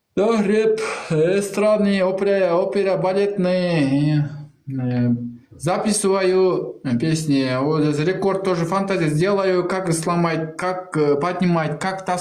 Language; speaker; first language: Russian; non-native, learner; Kyrgyz